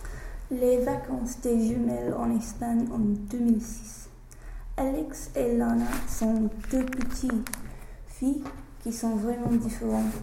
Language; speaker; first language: French; non-native, learner; English